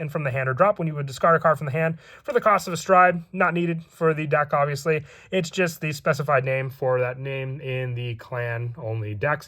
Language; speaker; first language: English; native; English